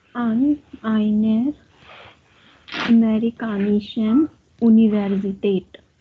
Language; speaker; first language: German; non-native, fluent; Hindi